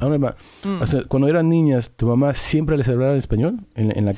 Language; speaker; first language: Spanish; early bilingual, heritage; English